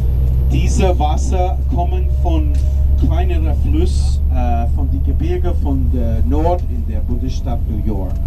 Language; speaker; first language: German; non-native, learner; English